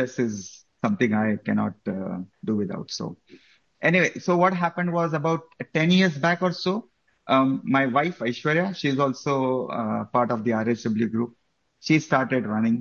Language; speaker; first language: English; non-native, local second language; Marathi